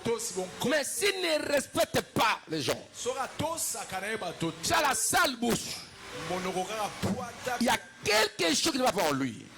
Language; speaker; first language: French; non-native, local second language; Lingala